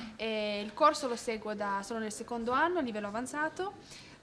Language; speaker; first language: Italian; non-native, fluent; Romanian